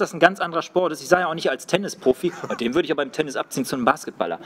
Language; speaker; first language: German; native; German